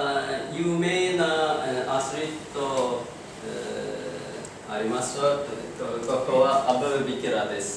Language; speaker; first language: Japanese; non-native, learner; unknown